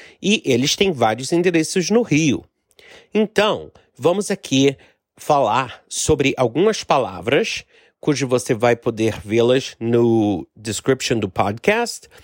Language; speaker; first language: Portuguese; non-native, fluent; English